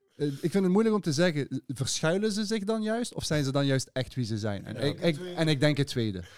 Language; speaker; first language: Dutch; early bilingual, other home language; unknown